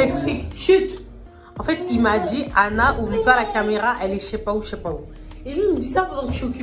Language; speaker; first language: French; native; French